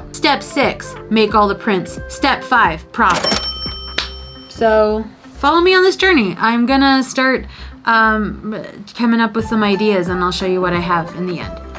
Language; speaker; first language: English; native; English